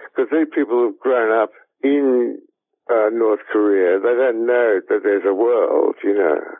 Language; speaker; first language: English; native; English